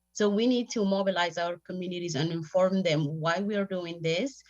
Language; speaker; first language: English; non-native, fluent; Somali